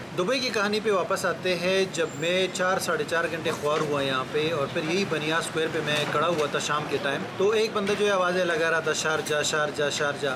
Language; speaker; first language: Urdu; native; Urdu